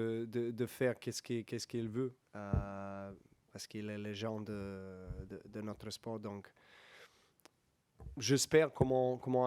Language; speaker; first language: French; non-native, learner; Serbian